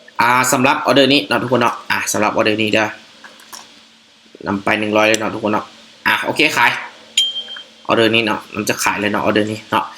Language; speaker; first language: Thai; non-native, local second language; Northeastern Thai